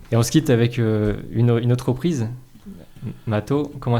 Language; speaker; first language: French; native; French